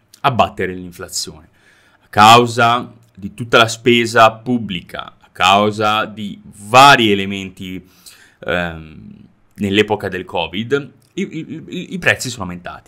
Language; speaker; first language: Italian; native; Italian